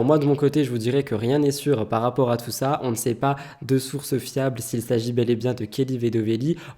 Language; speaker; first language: French; native; French